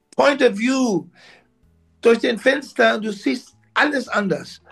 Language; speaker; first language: German; non-native, fluent; English